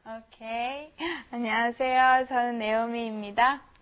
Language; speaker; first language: Korean; non-native, learner; Italian